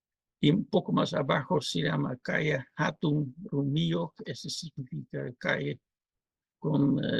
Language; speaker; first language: Spanish; non-native, fluent; Dutch